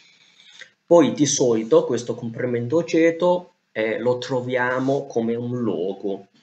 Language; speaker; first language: Italian; non-native, fluent; Chinese